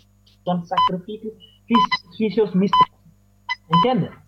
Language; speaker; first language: Spanish; non-native, fluent; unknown